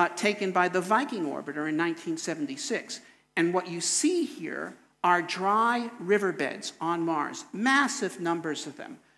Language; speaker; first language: English; native; English